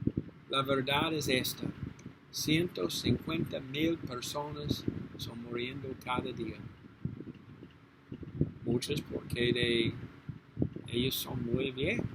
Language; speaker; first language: Spanish; non-native, learner; English